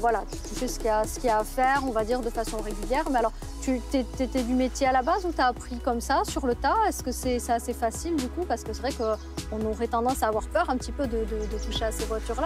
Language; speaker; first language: French; native; French